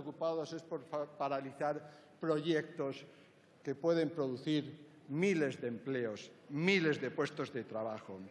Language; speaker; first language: Spanish; native; Spanish